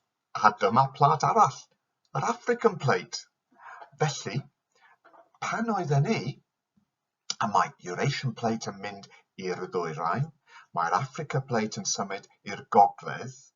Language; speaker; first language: Welsh; non-native, fluent; English